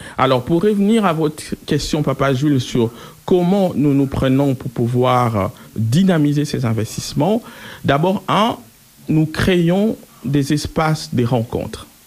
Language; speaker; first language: French; non-native, local second language; Lingala